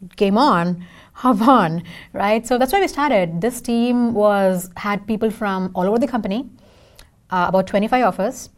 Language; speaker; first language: English; non-native, local second language; Tamil